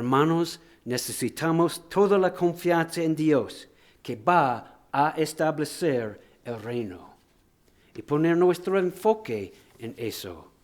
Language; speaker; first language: Spanish; non-native, fluent; English